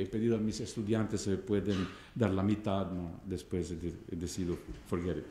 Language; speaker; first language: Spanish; non-native, fluent; Arabic